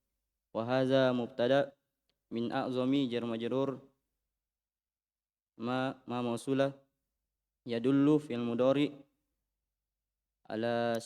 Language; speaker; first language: Arabic; non-native, learner; Indonesian